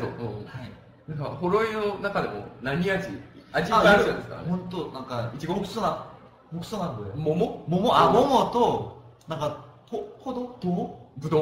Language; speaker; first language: Japanese; non-native, fluent; Korean